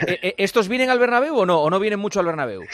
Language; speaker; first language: Spanish; native; Spanish